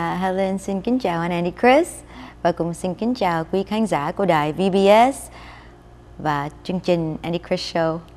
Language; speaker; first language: Vietnamese; non-native, fluent; English